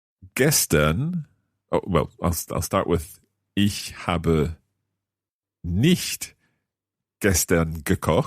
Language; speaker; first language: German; non-native, learner; English